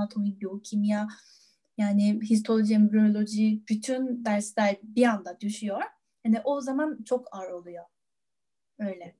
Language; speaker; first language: Turkish; non-native, fluent; Korean